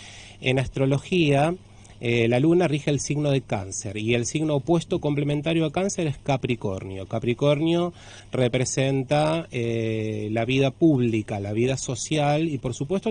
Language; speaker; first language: Spanish; native; Spanish